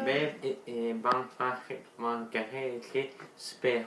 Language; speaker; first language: French; native; French